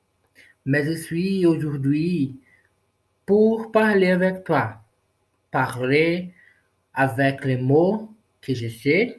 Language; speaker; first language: French; non-native, learner; Portuguese